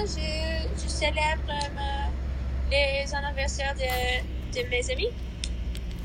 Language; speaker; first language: French; non-native, learner; English